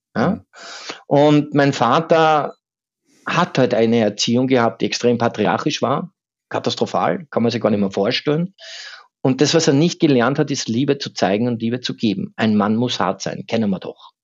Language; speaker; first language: German; native; German